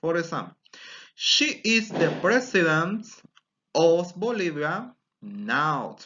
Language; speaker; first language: English; non-native, fluent; Spanish